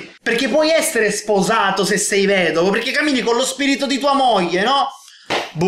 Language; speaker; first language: Italian; native; Italian